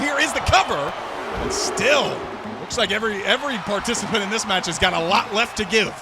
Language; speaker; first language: English; native; English